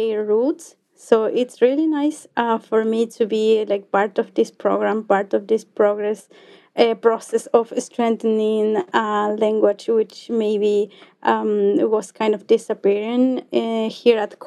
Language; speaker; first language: English; non-native, fluent; Quechua